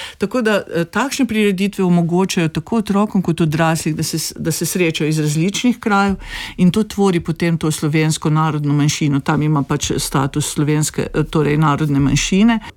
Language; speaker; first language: Slovenian; native; Slovenian